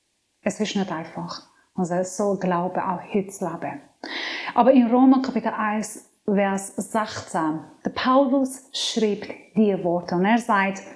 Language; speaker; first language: German; non-native, fluent; Persian